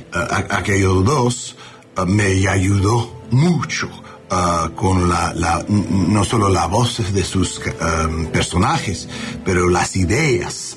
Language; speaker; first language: Spanish; non-native, learner; English